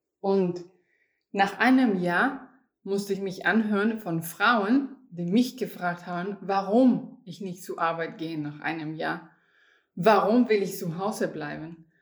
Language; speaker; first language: German; non-native, fluent; Spanish